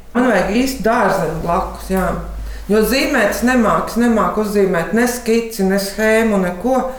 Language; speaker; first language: Latvian; native; Latvian